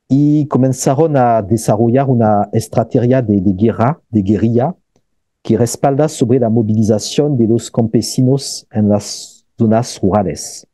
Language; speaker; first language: Spanish; non-native, fluent; French